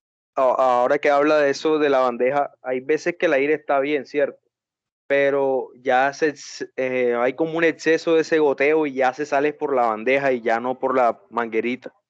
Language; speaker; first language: Spanish; native; Spanish